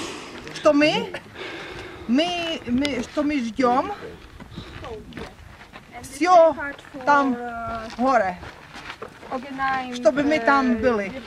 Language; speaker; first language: Russian; non-native, learner; Slovak